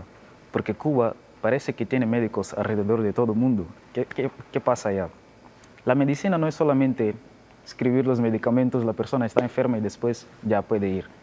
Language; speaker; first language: Spanish; non-native, learner; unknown